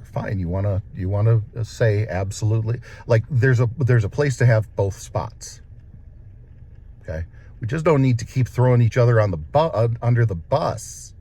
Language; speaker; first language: English; native; English